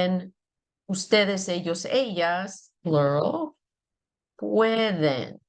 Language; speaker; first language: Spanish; non-native, fluent; English